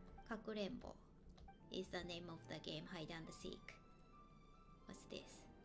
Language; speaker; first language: English; non-native, fluent; Japanese